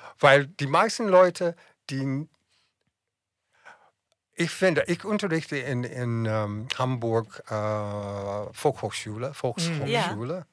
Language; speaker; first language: German; non-native, fluent; English